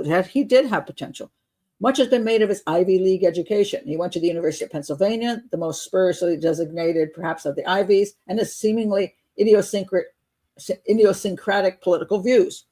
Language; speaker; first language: English; native; English